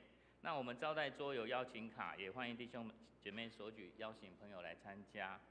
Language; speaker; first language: Chinese; native; Chinese